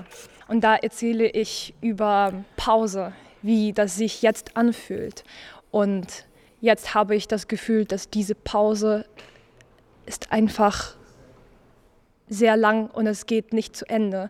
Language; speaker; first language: German; non-native, learner; Ukrainian